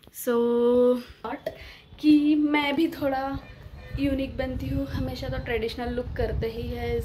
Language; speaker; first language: Hindi; non-native, local second language; Marathi